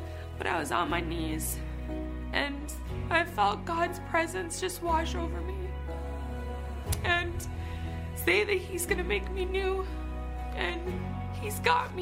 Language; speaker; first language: English; native; English